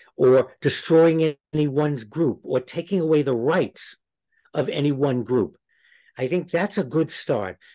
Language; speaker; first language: English; native; English